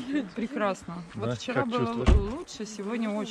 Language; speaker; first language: Russian; native; Russian